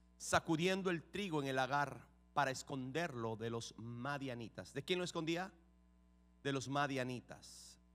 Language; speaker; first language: Spanish; native; Spanish